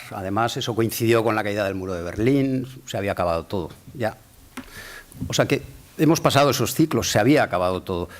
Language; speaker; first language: Spanish; native; Spanish